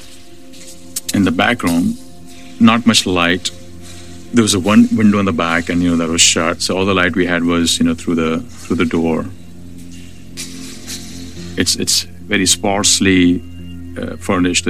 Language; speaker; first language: English; non-native, local second language; Urdu